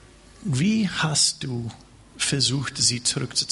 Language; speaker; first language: German; non-native, fluent; English